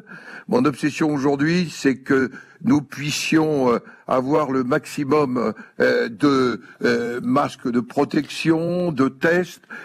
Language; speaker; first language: French; native; French